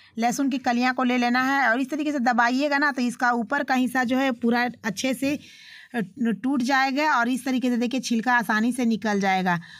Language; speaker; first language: Hindi; native; Hindi